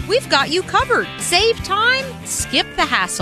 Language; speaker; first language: English; native; English